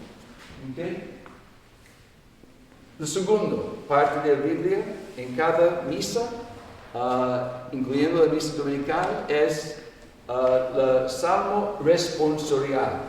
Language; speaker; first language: Spanish; non-native, fluent; English